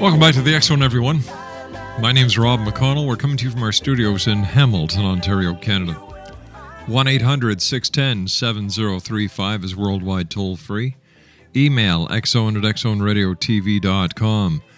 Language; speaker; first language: English; native; English